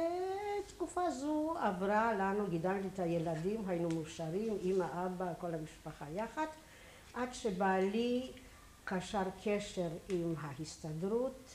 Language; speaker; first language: Hebrew; non-native, fluent; Polish